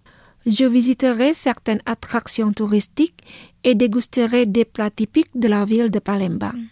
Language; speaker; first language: French; non-native, fluent; Indonesian